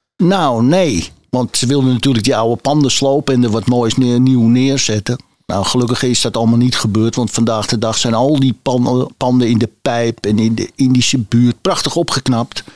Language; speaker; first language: Dutch; native; Dutch